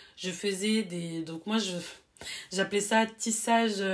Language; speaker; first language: French; native; French